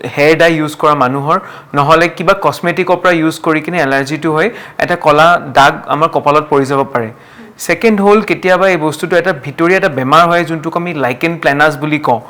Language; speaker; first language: Assamese; non-native, local second language; Marwari